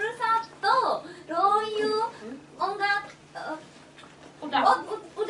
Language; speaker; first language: Japanese; non-native, learner; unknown